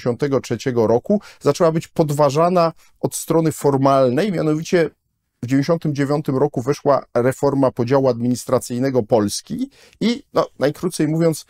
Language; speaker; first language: Polish; native; Polish